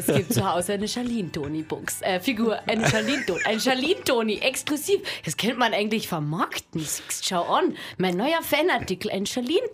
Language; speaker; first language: German; native; German